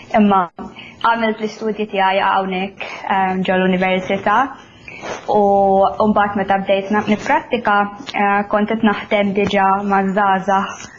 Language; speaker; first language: Maltese; non-native, fluent; Finnish